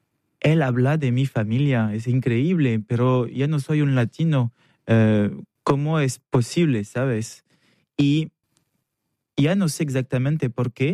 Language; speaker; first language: Spanish; non-native, learner; French